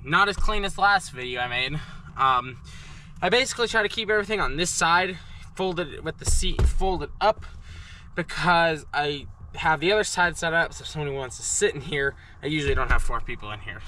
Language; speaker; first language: English; native; English